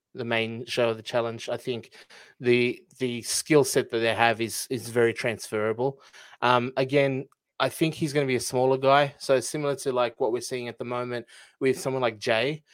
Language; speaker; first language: English; early bilingual, other home language; Filipino